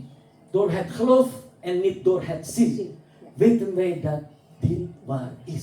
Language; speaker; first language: Dutch; non-native, fluent; Indonesian